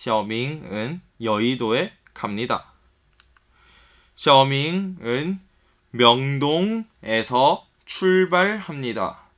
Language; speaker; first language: Korean; non-native, fluent; Chinese